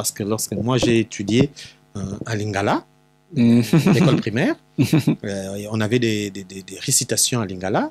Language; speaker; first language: French; non-native, local second language; Lingala